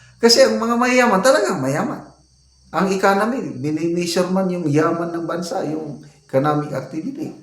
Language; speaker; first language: Filipino; non-native, local second language; Cebuano